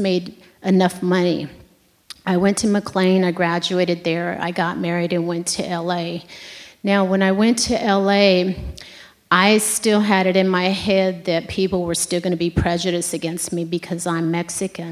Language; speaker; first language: English; native; English